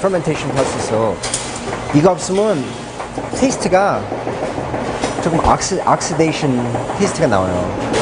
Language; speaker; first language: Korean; early bilingual, heritage; Korean